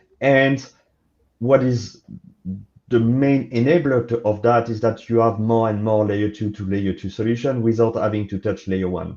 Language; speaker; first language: English; non-native, fluent; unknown